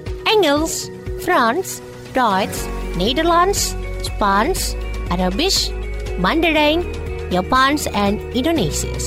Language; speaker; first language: Dutch; non-native, fluent; Indonesian